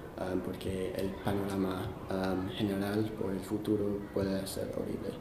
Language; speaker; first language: Spanish; non-native, fluent; English